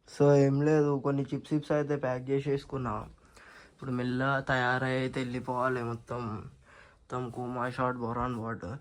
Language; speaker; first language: Telugu; non-native, local second language; Marathi